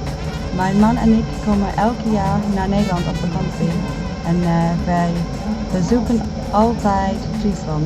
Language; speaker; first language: Dutch; non-native, learner; English